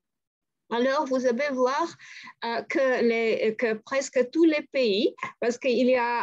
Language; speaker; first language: French; non-native, fluent; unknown